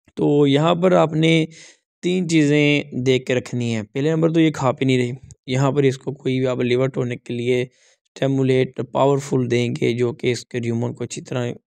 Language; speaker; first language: Urdu; non-native, local second language; Punjabi